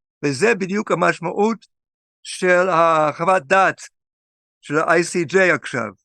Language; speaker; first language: Hebrew; non-native, fluent; English